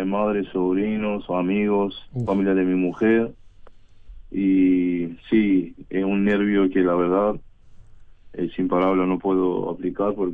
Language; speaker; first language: Spanish; non-native, learner; Persian